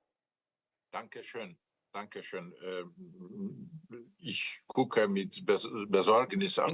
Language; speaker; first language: German; non-native, fluent; Polish